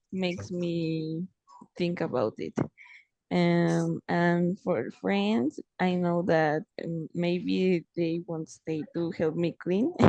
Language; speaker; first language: English; non-native, fluent; Spanish